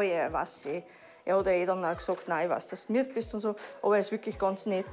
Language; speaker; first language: German; native; German